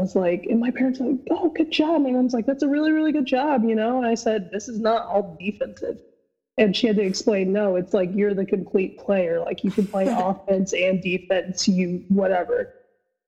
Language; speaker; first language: English; native; English